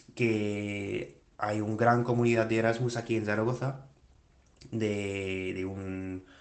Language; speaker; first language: Spanish; non-native, fluent; English